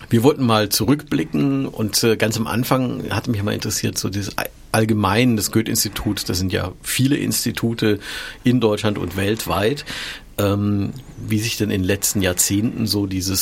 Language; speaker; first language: German; native; German